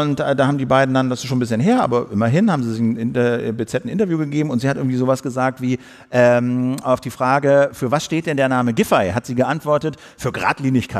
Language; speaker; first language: German; native; German